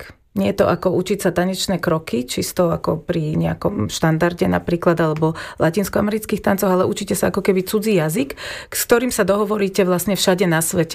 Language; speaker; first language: Slovak; native; Slovak